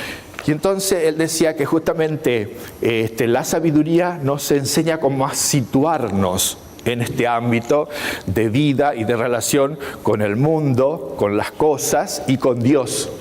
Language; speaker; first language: Spanish; native; Spanish